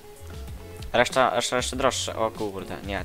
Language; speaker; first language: Polish; native; Polish